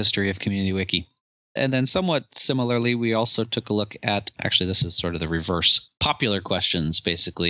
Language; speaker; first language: English; native; English